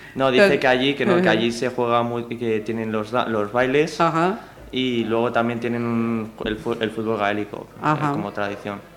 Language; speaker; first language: Spanish; native; Spanish